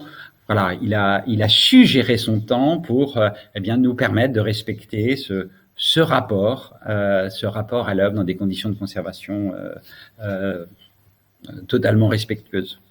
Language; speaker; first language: French; native; French